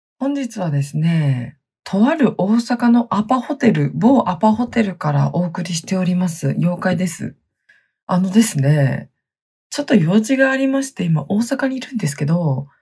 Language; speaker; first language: Japanese; native; Japanese